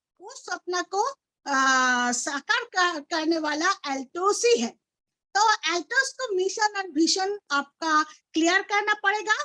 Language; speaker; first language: Hindi; non-native, local second language; Bangla